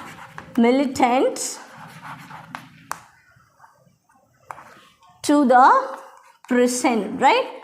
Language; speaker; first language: English; non-native, local second language; Tamil